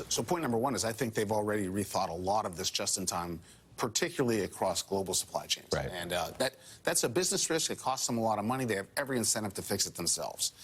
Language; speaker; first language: English; native; English